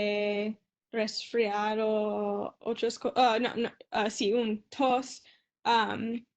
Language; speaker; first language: Spanish; non-native, learner; English